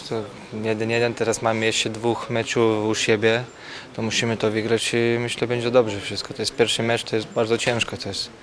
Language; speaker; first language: Polish; non-native, learner; Lithuanian